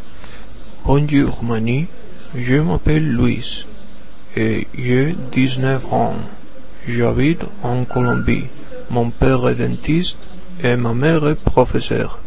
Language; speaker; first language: French; non-native, learner; Spanish